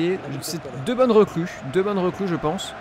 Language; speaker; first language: French; native; French